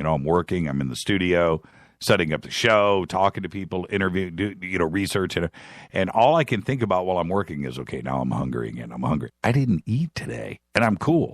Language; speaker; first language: English; native; English